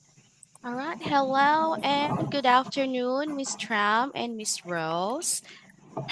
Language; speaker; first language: English; non-native, fluent; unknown